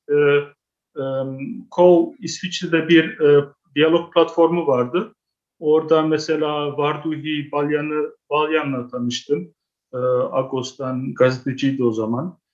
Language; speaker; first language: Turkish; early bilingual, heritage; Turkish